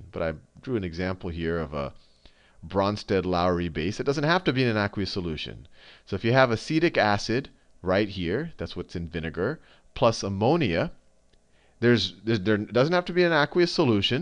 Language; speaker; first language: English; native; English